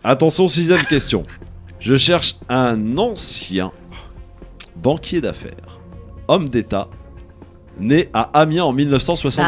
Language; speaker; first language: French; native; French